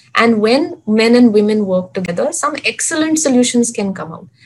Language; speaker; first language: English; non-native, local second language; Hindi